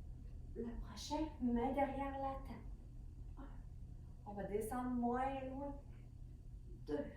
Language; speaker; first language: French; native; French